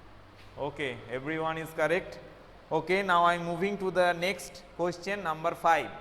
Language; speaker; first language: English; non-native, local second language; Bangla